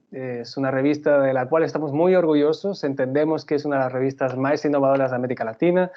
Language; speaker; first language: Spanish; native; Spanish